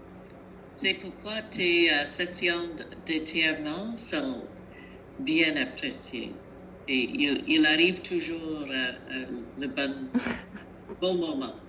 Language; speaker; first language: French; non-native, fluent; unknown